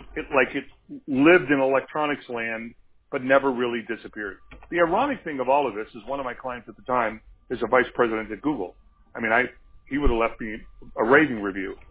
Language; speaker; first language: English; native; English